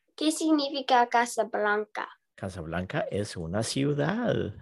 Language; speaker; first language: Spanish; non-native, learner; English